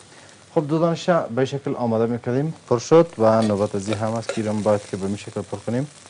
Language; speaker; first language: Persian; native; Persian